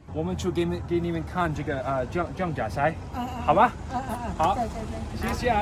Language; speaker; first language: Chinese; non-native, learner; English